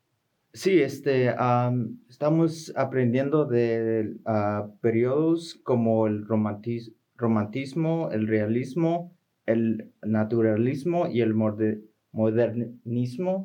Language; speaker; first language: Spanish; early bilingual, heritage; Spanish